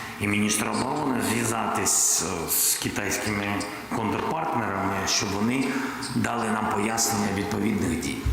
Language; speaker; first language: Ukrainian; non-native, local second language; Russian